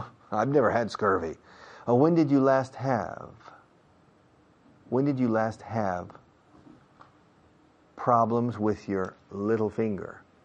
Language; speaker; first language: English; native; English